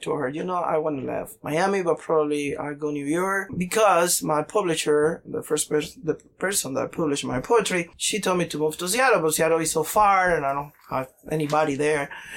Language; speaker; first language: English; non-native, learner; Spanish